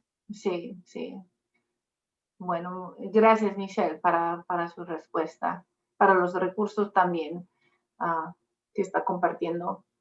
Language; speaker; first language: Spanish; non-native, fluent; English